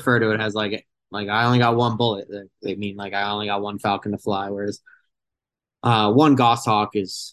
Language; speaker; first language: English; native; English